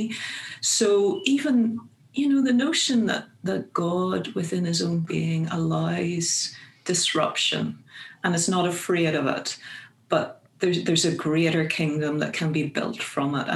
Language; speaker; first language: English; native; English